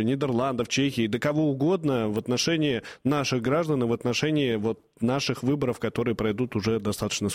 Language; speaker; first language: Russian; native; Russian